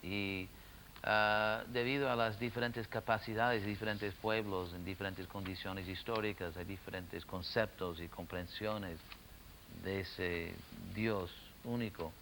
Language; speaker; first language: Spanish; non-native, fluent; English